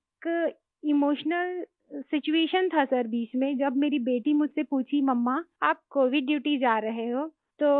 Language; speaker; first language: Hindi; native; Hindi